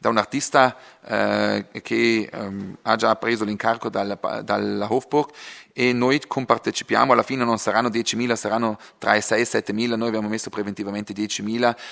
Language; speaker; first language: Italian; non-native, local second language; German